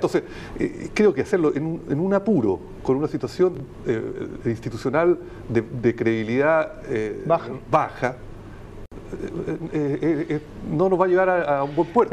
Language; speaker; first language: Spanish; native; Spanish